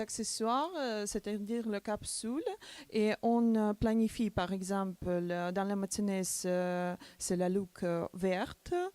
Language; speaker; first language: French; non-native, learner; Macedonian